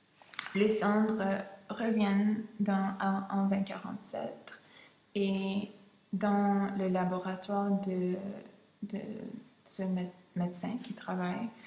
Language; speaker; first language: French; non-native, local second language; English